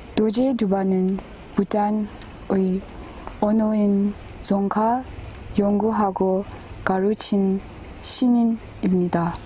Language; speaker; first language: Korean; non-native, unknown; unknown